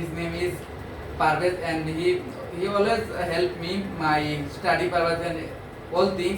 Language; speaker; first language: English; non-native, learner; Bangla